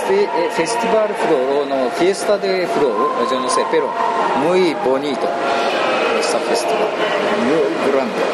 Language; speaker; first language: Spanish; non-native, learner; Japanese